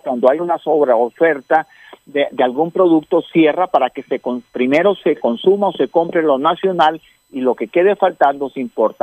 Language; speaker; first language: Spanish; native; Spanish